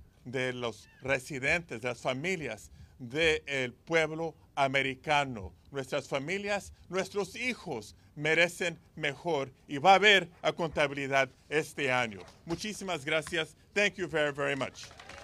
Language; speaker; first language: Spanish; early bilingual, heritage; Spanish